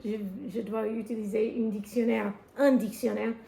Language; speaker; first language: French; non-native, learner; English